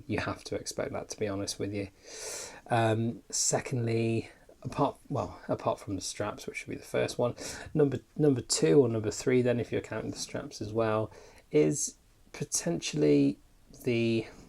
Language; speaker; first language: English; native; English